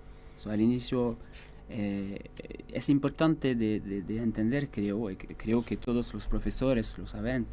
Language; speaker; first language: Spanish; non-native, fluent; French